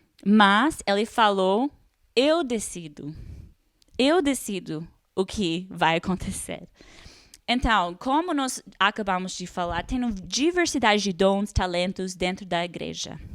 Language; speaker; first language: Portuguese; non-native, fluent; English